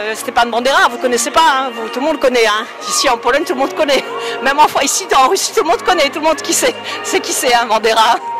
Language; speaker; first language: French; non-native, fluent; Polish